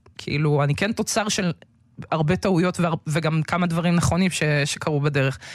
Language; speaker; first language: Hebrew; early bilingual, other home language; Russian